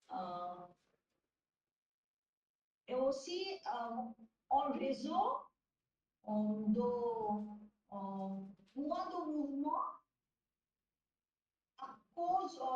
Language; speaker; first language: French; non-native, learner; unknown